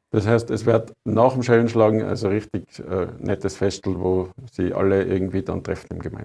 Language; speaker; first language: German; native; German